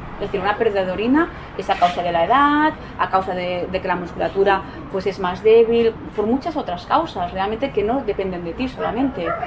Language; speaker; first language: Spanish; non-native, local second language; Catalan